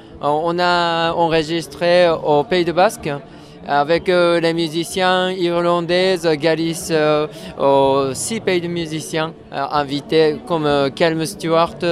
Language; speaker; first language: French; non-native, fluent; Japanese